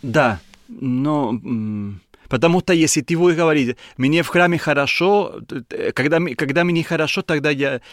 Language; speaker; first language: Russian; non-native, learner; Spanish